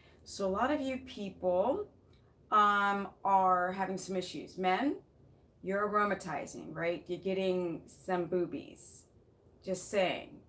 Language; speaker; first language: English; native; English